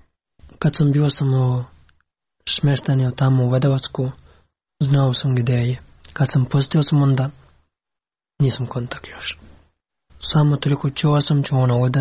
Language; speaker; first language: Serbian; non-native, learner; Pashto